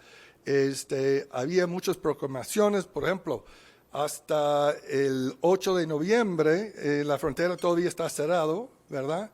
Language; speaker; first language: Spanish; non-native, fluent; English